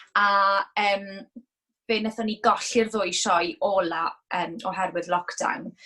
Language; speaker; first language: Welsh; native; Welsh